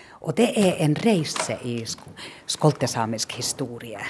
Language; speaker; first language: Norwegian; non-native, fluent; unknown